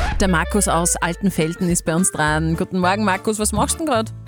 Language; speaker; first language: German; native; German